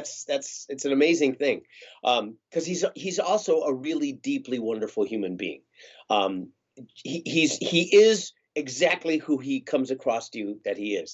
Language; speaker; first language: English; native; English